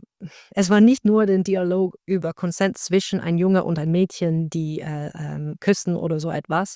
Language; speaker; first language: German; non-native, learner; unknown